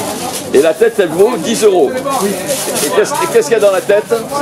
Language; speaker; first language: French; native; French